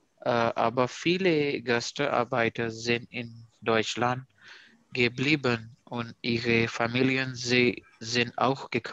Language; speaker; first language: German; non-native, learner; Urdu